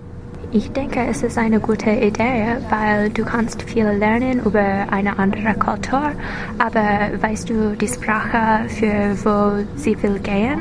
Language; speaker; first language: German; non-native, learner; English